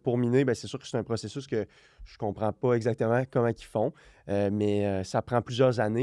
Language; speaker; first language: French; native; French